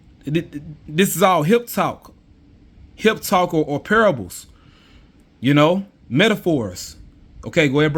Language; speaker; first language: English; native; English